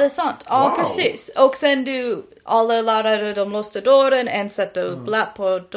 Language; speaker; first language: Swedish; non-native, learner; English